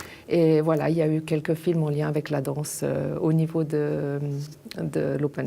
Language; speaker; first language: French; native; French